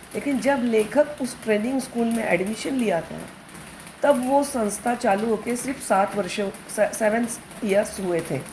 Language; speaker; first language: Hindi; non-native, local second language; Marathi